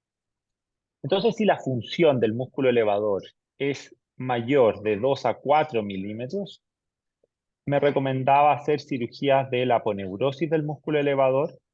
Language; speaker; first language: Spanish; native; Spanish